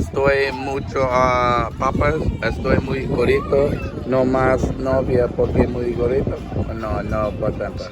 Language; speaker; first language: Spanish; non-native, learner; English